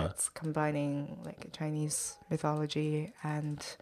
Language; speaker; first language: English; non-native, fluent; Chinese